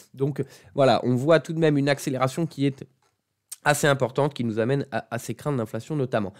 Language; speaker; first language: French; native; French